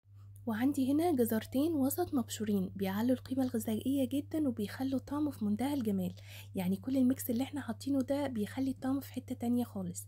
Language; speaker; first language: Arabic; native; Arabic